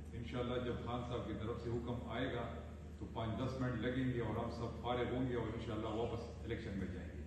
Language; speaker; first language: Urdu; non-native, local second language; Pashto